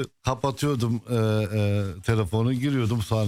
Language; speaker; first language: Turkish; non-native, fluent; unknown